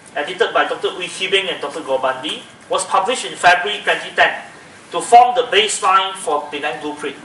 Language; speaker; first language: English; non-native, local second language; Chinese